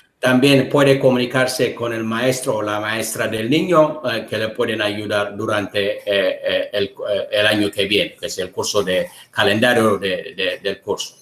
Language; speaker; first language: Spanish; non-native, learner; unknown